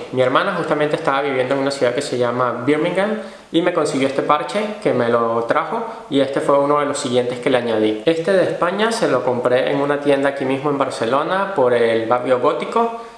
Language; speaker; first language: Spanish; native; Spanish